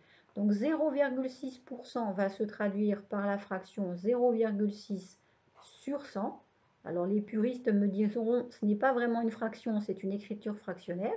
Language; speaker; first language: French; native; French